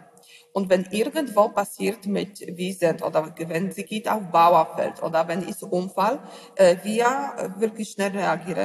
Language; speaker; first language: German; non-native, learner; Polish